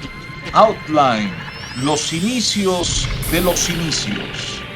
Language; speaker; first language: Spanish; native; Spanish